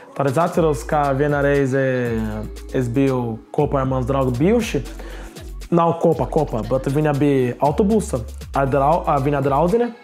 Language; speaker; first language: Latvian; non-native, learner; Portuguese